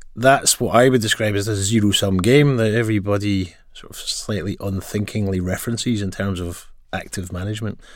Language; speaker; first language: English; native; English